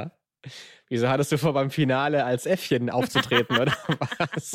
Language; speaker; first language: German; native; German